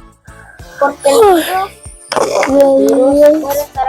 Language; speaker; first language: Spanish; early bilingual, heritage; Spanish